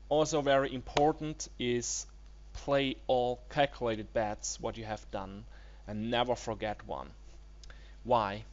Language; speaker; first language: English; non-native, learner; German